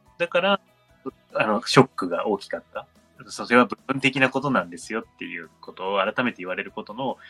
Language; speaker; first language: Japanese; native; Japanese